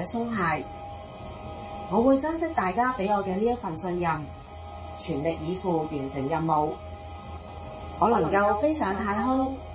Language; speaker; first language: Chinese; native; Chinese